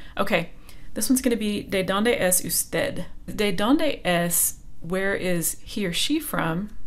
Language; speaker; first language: Spanish; non-native, fluent; English